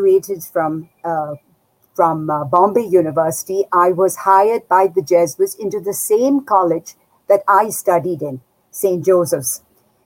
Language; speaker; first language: English; non-native, local second language; Nepali